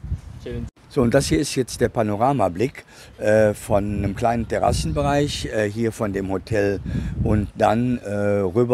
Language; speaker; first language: German; native; German